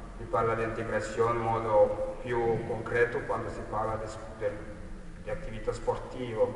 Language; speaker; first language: Italian; non-native, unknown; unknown